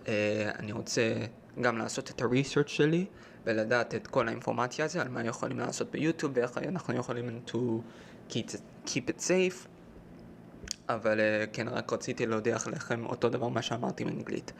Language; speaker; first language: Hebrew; early bilingual, heritage; Hebrew